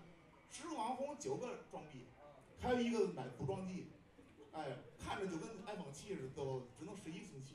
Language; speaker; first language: Chinese; native; Chinese